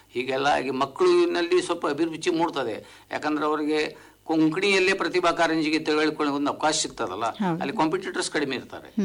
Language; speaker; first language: Kannada; non-native, local second language; Konkani